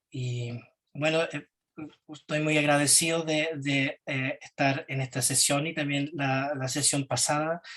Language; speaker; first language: Spanish; early bilingual, heritage; Spanish